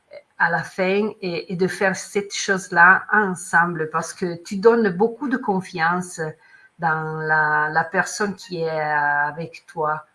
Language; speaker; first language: French; non-native, learner; Italian